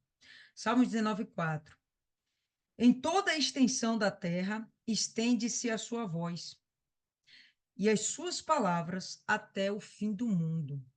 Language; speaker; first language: Portuguese; native; Portuguese